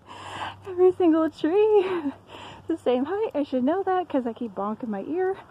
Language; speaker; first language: English; native; English